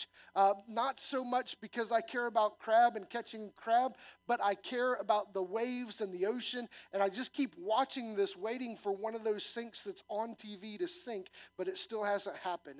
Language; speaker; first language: English; native; English